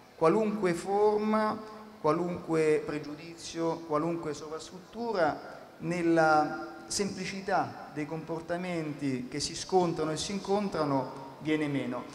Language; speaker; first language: Italian; native; Italian